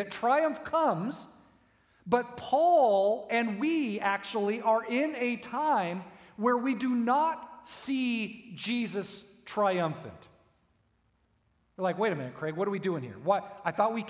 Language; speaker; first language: English; native; English